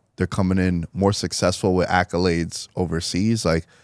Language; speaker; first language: English; native; English